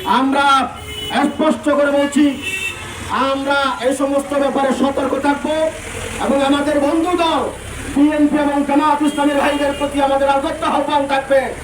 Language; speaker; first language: Bangla; native; Bangla